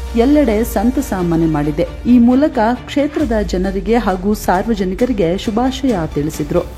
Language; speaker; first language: Kannada; native; Kannada